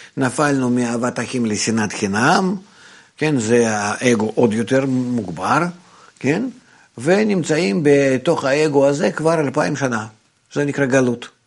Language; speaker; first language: Hebrew; non-native, fluent; Russian